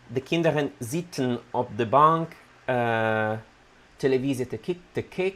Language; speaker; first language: Dutch; non-native, learner; Italian